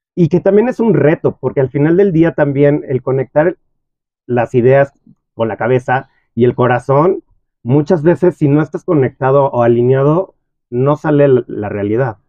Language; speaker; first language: Spanish; native; Spanish